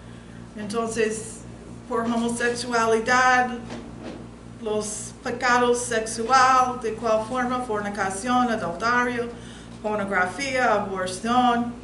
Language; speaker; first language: Spanish; non-native, fluent; English